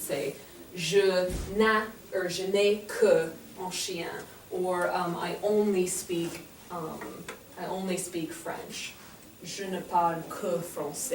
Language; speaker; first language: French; non-native, fluent; English